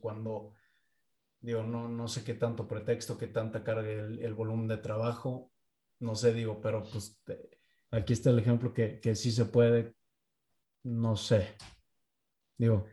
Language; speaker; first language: Spanish; native; Spanish